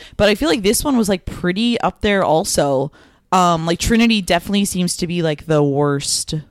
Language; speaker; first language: English; native; English